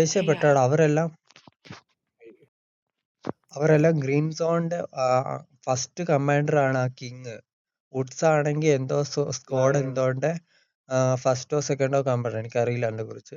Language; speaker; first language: Malayalam; early bilingual, heritage; Malayalam